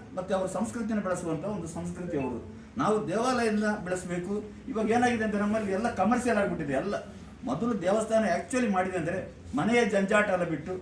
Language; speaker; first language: Kannada; non-native, local second language; Kodava